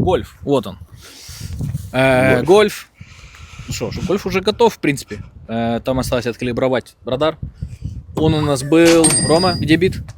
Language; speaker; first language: Russian; native; Russian